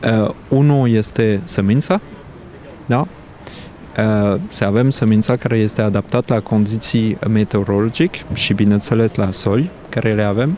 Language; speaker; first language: Romanian; non-native, fluent; French